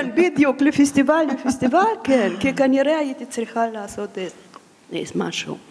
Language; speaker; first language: Hebrew; non-native, fluent; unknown